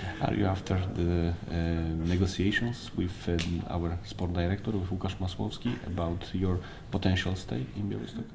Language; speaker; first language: English; non-native, learner; Polish